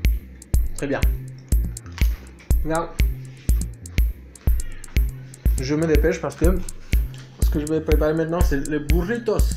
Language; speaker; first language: French; non-native, fluent; Spanish